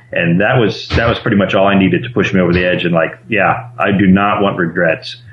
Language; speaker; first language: English; native; English